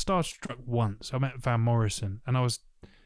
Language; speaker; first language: English; native; English